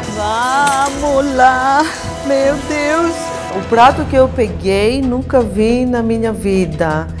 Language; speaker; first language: Portuguese; non-native, fluent; Greek